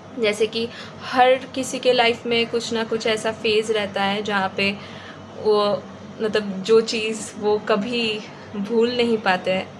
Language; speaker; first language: Hindi; non-native, local second language; Bangla